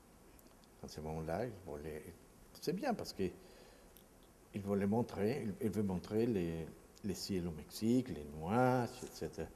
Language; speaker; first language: French; non-native, fluent; Spanish